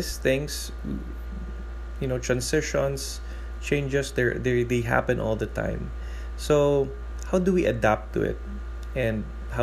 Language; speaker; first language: English; non-native, local second language; Cebuano